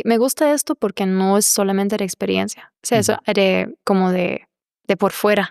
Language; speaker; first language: Spanish; non-native, fluent; German